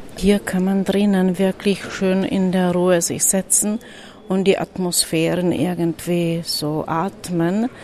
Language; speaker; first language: German; non-native, fluent; Czech